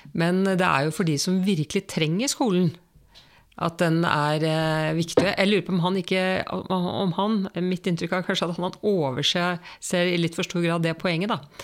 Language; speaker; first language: Norwegian; native; Norwegian